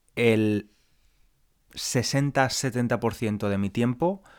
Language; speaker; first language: Spanish; native; Spanish